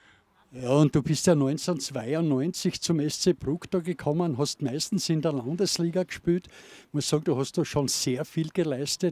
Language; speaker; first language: German; native; German